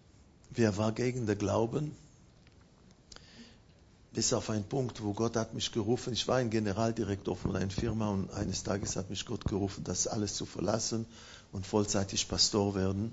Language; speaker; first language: German; non-native, fluent; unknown